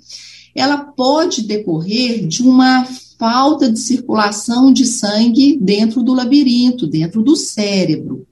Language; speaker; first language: Portuguese; native; Portuguese